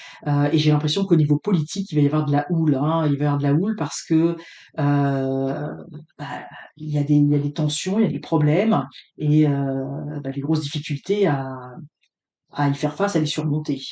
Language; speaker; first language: French; native; French